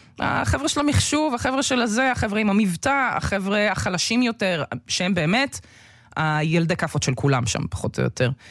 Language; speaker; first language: Hebrew; early bilingual, other home language; Russian